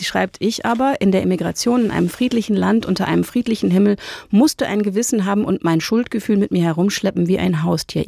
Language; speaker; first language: German; native; German